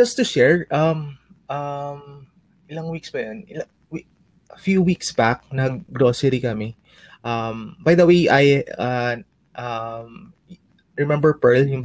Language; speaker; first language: English; non-native, local second language; Aklanon